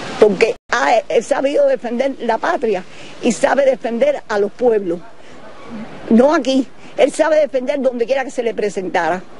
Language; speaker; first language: Spanish; native; Spanish